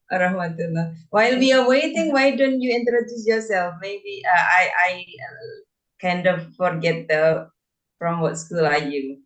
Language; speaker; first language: English; non-native, fluent; Indonesian